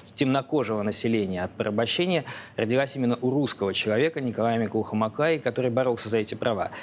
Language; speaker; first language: Russian; native; Russian